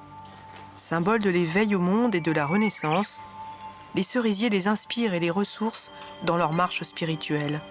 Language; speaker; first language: French; native; French